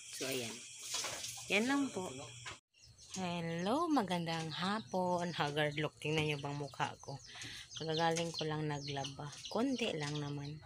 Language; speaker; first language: Filipino; non-native, local second language; Cebuano